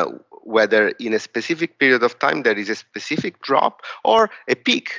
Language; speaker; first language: English; non-native, fluent; Italian